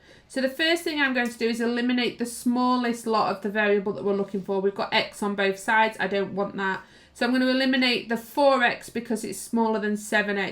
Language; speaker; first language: English; native; English